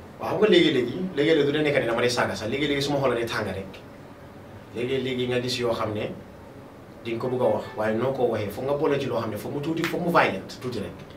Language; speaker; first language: Wolof; native; Wolof